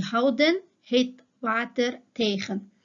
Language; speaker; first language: Dutch; non-native, fluent; Uyghur